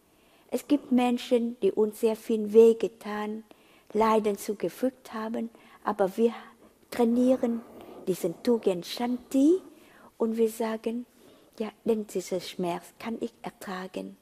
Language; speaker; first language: German; non-native, fluent; Vietnamese